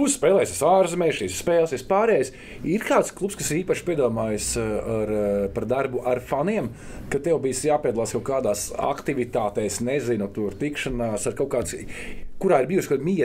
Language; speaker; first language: Latvian; native; Latvian